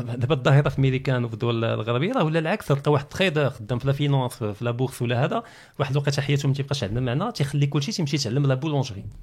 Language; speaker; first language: Arabic; native; Arabic